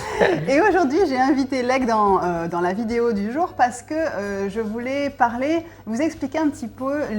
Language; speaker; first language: French; native; French